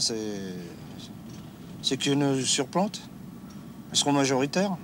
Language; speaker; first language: French; native; French